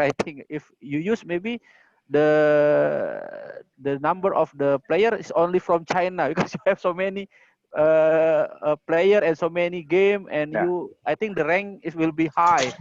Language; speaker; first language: English; non-native, learner; Indonesian